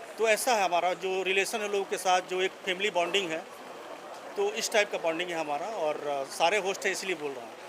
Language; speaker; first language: Hindi; native; Hindi